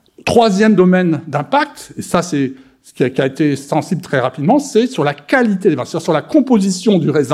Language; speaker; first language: French; native; French